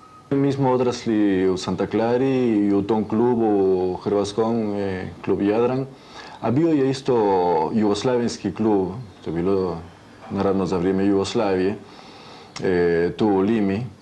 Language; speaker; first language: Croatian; early bilingual, heritage; Croatian